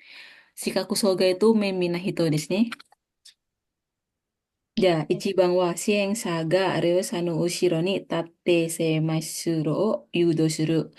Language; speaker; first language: Japanese; non-native, fluent; Indonesian